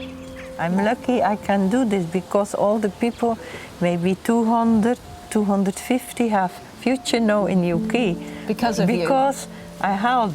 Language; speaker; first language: English; non-native, learner; Dutch